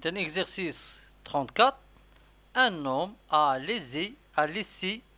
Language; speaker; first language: French; non-native, local second language; Arabic